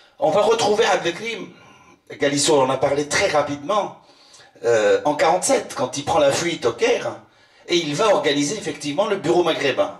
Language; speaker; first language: French; non-native, local second language; Arabic